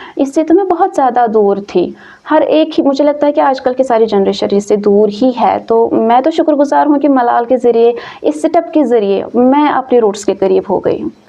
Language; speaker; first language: Urdu; non-native, local second language; Kashmiri